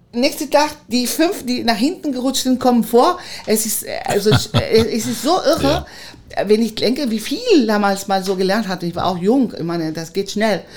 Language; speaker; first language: German; non-native, fluent; Spanish